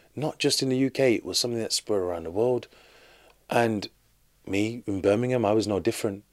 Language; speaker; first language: English; native; English